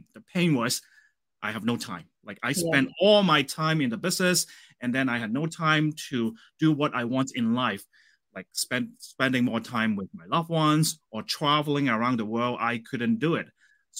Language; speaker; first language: English; non-native, local second language; Cantonese